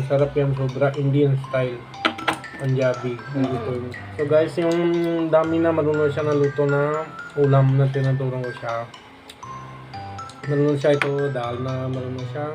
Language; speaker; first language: Filipino; non-native, learner; Punjabi